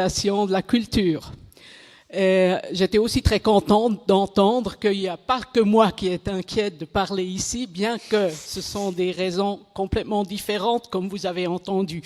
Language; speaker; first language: French; non-native, local second language; German